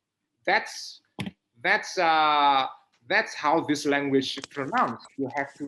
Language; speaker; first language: English; non-native, fluent; Indonesian